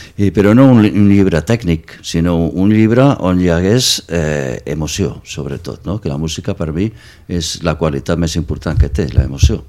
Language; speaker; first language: Catalan; non-native, local second language; Spanish